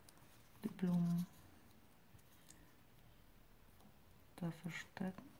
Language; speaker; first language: German; non-native, fluent; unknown